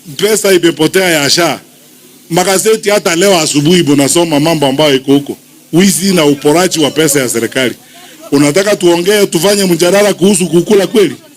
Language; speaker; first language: Swahili; non-native, local second language; Gusii